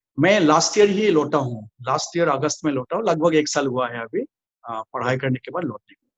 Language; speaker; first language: Hindi; non-native, local second language; Assamese